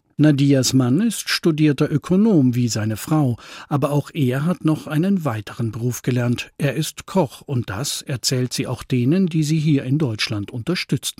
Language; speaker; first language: German; native; German